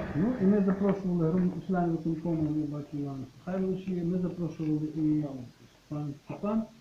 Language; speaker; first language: Ukrainian; native; Ukrainian